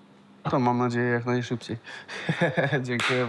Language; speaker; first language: Polish; non-native, fluent; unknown